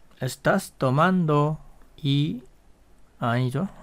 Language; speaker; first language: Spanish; non-native, fluent; Korean